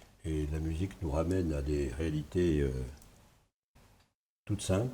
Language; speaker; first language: French; native; French